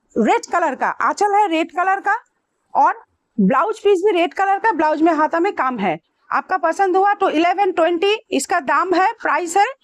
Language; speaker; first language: Hindi; non-native, local second language; Bangla